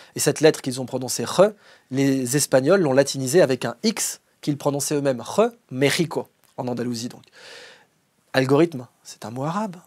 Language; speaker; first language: French; native; French